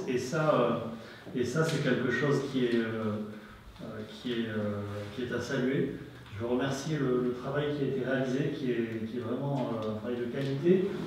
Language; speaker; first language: French; native; French